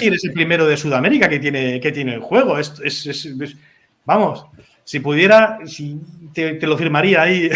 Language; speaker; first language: Spanish; native; Spanish